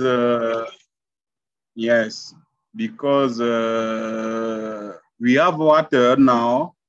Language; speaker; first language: English; non-native, learner; French